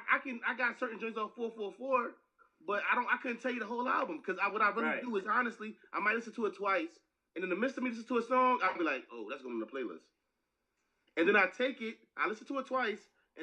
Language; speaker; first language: English; native; English